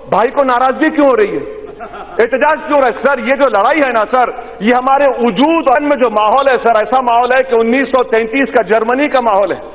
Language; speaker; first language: Urdu; native; Urdu